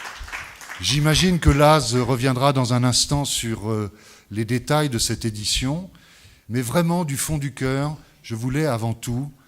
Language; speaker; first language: French; native; French